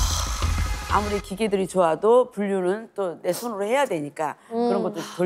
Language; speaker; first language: Korean; native; Korean